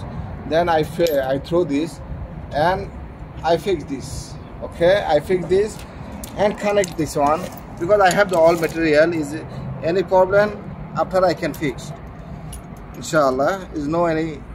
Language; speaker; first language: English; non-native, learner; Bangla